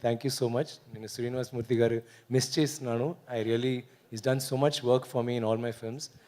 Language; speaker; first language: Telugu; non-native, learner; Tamil